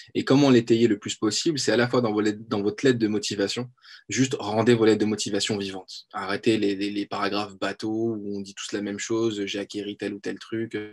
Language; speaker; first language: French; native; French